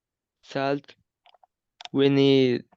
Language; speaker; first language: English; non-native, learner; Spanish